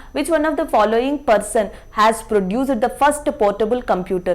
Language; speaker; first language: English; non-native, local second language; Telugu